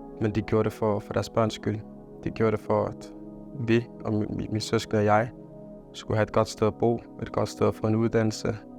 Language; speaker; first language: Danish; early bilingual, other home language; Arabic